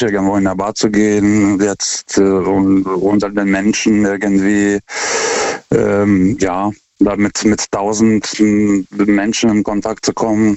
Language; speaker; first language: German; non-native, fluent; Lithuanian